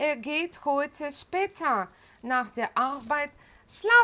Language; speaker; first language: German; non-native, fluent; Russian